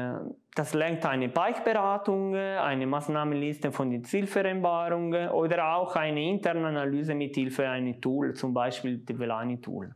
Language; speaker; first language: German; non-native, local second language; Italian